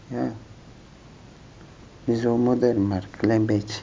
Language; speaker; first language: Dutch; non-native, learner; Turkish